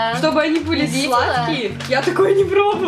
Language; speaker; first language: Russian; native; Russian